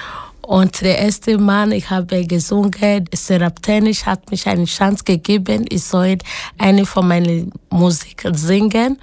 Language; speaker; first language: German; non-native, learner; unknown